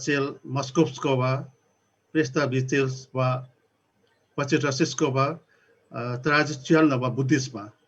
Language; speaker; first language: Russian; non-native, learner; Nepali